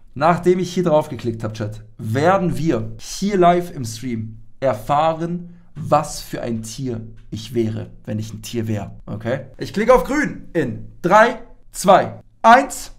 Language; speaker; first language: German; native; German